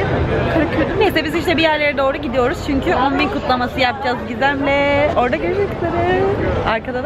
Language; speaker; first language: Turkish; native; Turkish